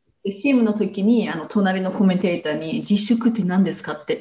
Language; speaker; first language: Japanese; non-native, fluent; English